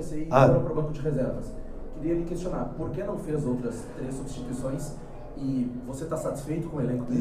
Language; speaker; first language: Portuguese; native; Portuguese